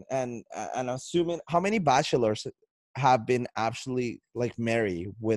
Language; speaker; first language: English; non-native, fluent; Spanish